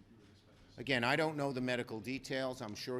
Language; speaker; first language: English; native; English